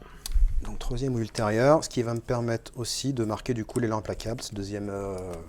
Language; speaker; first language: French; native; French